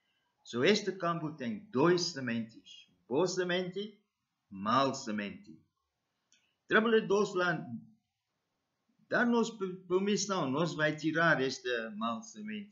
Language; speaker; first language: Portuguese; non-native, learner; English